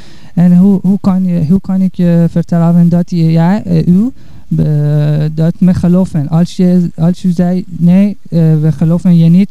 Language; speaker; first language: Dutch; non-native, learner; Persian